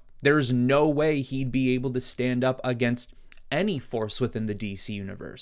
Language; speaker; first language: English; native; English